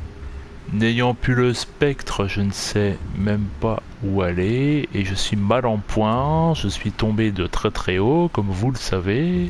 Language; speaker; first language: French; native; French